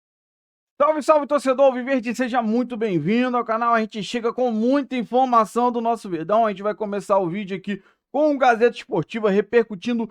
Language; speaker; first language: Portuguese; native; Portuguese